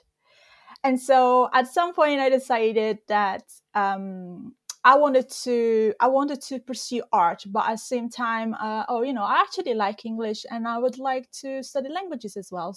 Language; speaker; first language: English; non-native, fluent; Italian